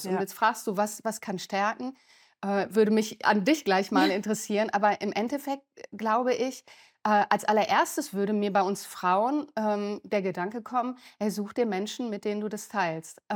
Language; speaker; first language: German; native; German